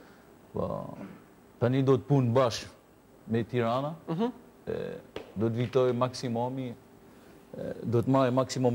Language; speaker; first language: Albanian; non-native, learner; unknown